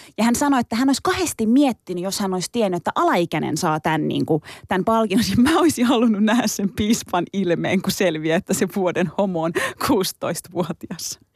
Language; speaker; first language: Finnish; early bilingual, other home language; Turkish